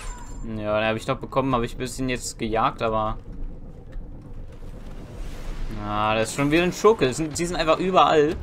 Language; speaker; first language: German; native; German